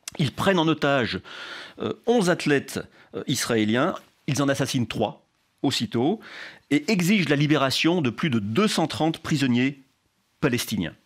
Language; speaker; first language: French; native; French